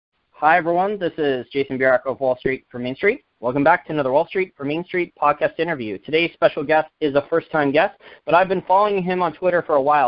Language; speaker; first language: English; native; English